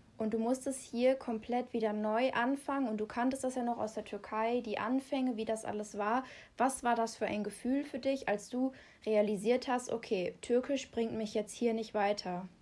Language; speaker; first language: German; native; German